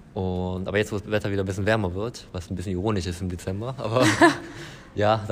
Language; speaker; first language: German; native; German